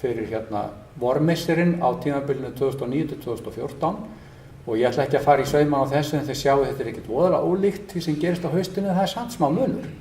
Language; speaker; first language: Icelandic; native; Icelandic